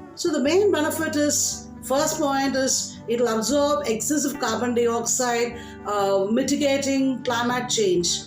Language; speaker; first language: English; non-native, local second language; Tamil